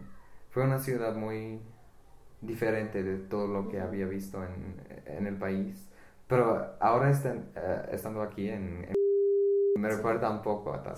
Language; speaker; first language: Spanish; non-native, fluent; English